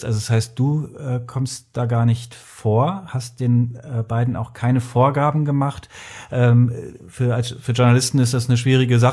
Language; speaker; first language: German; native; German